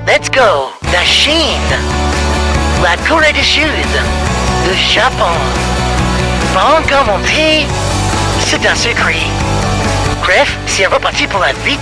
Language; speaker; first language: French; native; French